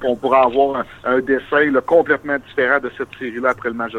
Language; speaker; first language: French; native; French